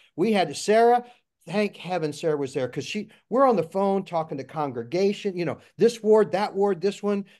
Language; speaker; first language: English; native; English